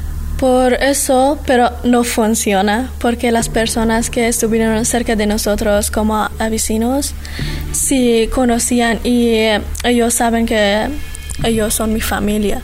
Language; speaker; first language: Spanish; non-native, learner; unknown